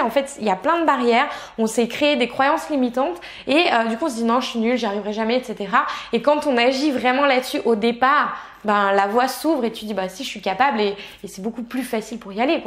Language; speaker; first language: French; native; French